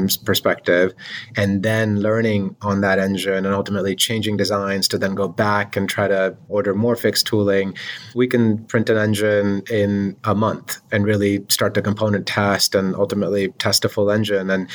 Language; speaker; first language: English; non-native, local second language; Urdu